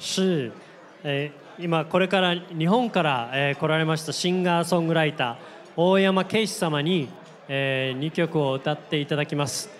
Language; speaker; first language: Japanese; native; Japanese